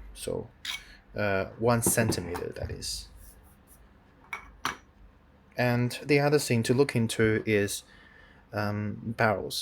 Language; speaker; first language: English; non-native, fluent; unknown